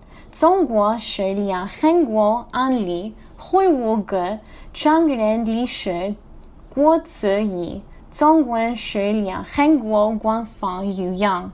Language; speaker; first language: Chinese; non-native, learner; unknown